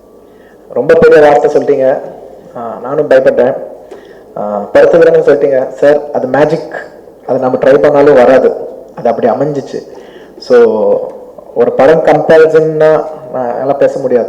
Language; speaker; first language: Tamil; non-native, local second language; Telugu